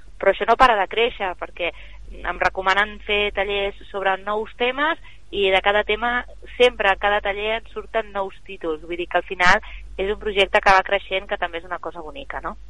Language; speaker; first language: Catalan; native; Catalan